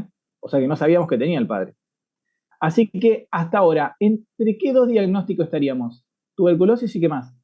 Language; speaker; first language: Spanish; native; Spanish